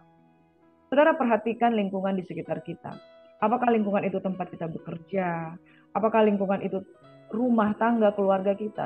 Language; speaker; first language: Indonesian; native; Indonesian